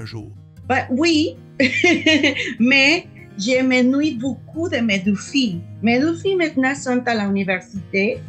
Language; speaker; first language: French; non-native, fluent; Spanish